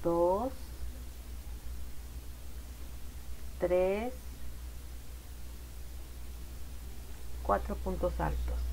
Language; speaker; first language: Spanish; native; Spanish